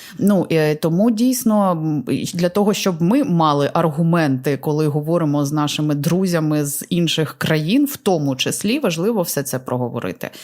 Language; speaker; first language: Ukrainian; native; Ukrainian